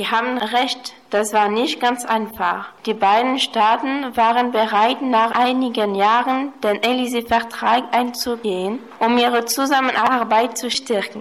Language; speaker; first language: German; non-native, fluent; French